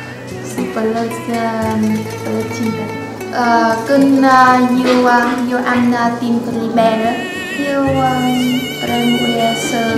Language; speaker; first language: Romanian; non-native, learner; Vietnamese